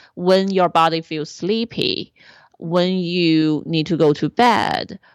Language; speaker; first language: English; non-native, fluent; Chinese